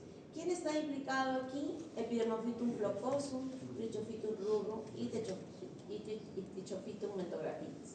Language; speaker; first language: Spanish; native; Spanish